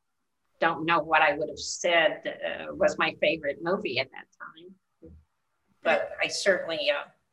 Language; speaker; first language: English; native; English